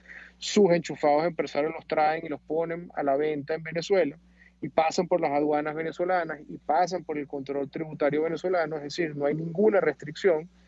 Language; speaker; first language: Spanish; native; Spanish